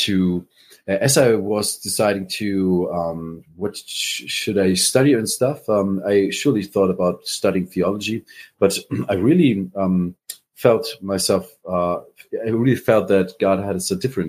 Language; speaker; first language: English; non-native, fluent; German